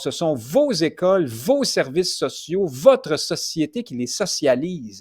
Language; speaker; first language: French; native; French